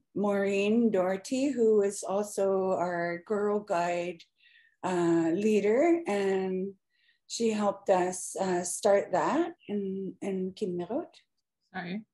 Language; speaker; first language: English; native; English